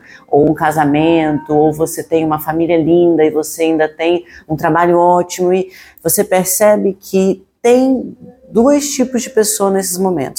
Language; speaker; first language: Portuguese; native; Portuguese